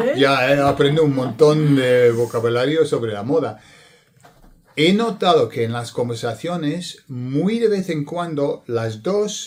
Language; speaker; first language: Spanish; non-native, fluent; English